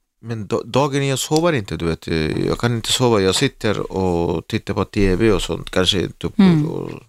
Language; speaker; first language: Swedish; non-native, learner; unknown